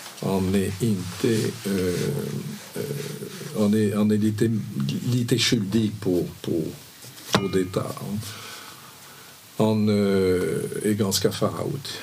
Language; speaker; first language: Swedish; non-native, fluent; French